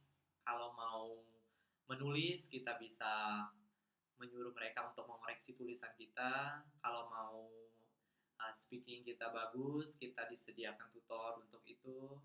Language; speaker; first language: Indonesian; non-native, local second language; Balinese